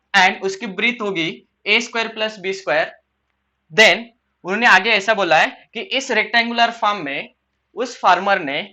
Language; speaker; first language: Hindi; non-native, local second language; Marathi